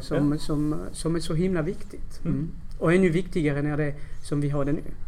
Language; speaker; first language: Swedish; non-native, fluent; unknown